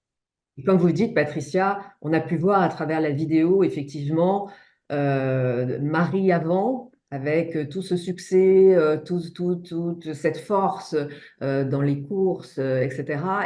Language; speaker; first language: French; native; French